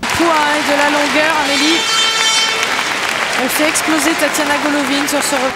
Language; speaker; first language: French; native; French